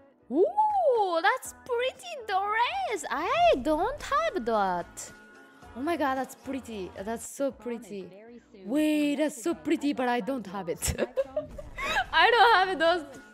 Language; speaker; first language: English; non-native, fluent; Japanese